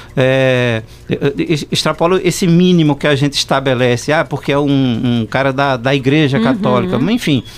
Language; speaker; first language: Portuguese; native; Portuguese